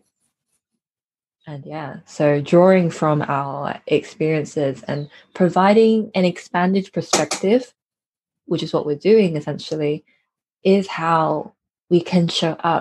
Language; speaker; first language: English; native; English